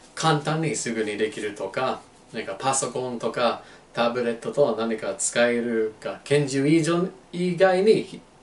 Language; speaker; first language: Japanese; non-native, learner; English